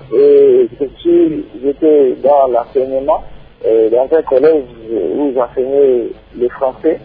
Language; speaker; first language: French; non-native, local second language; Swahili